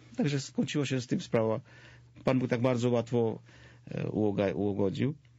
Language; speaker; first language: Polish; non-native, fluent; Georgian